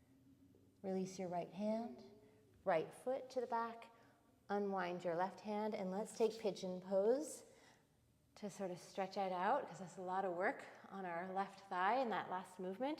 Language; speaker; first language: English; native; English